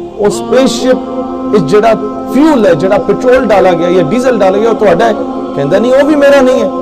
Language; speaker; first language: Urdu; non-native, local second language; Punjabi